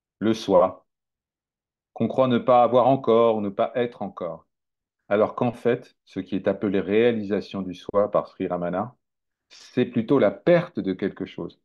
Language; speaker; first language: French; native; French